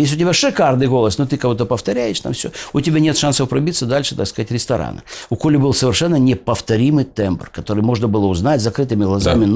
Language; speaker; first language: Russian; native; Russian